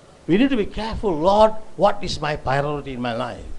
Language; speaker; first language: English; non-native, local second language; Tamil